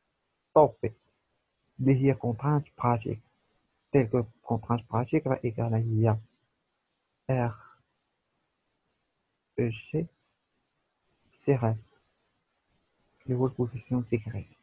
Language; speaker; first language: Arabic; native; Arabic